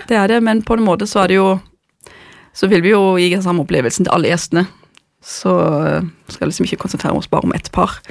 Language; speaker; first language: Norwegian; non-native, fluent; German